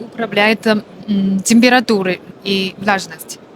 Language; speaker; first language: Russian; non-native, learner; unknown